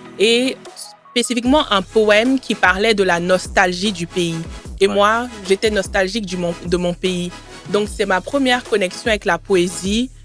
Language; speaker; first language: French; early bilingual, other home language; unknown